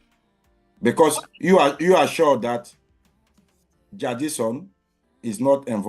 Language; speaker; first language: English; non-native, learner; French